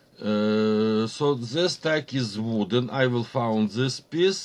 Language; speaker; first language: English; non-native, learner; Ukrainian